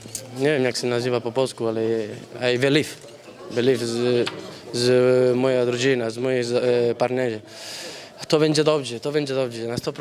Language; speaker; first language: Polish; non-native, learner; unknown